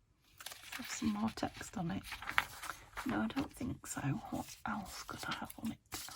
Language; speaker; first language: English; native; English